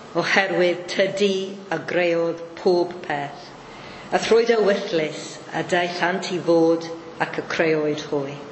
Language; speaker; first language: Welsh; non-native, fluent; Maltese